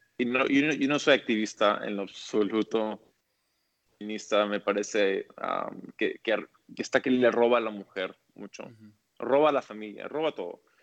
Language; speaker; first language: Spanish; early bilingual, other home language; English